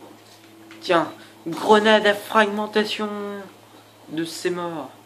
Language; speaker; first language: French; native; French